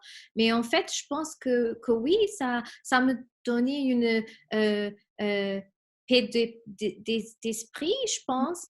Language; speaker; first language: French; non-native, fluent; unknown